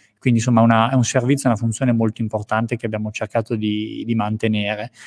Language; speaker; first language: Italian; native; Italian